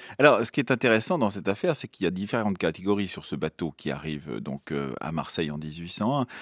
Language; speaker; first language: French; native; French